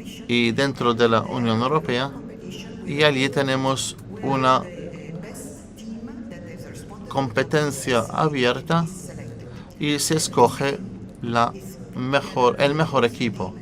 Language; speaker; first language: Spanish; non-native, fluent; Italian